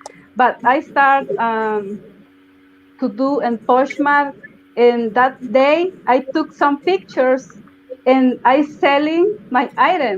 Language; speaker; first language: English; non-native, learner; Spanish